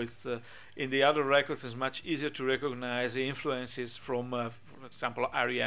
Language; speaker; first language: English; non-native, fluent; Italian